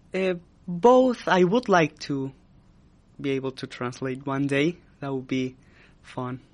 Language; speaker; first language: English; non-native, fluent; Spanish